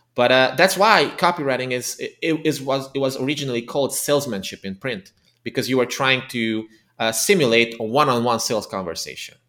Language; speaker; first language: English; non-native, fluent; Romanian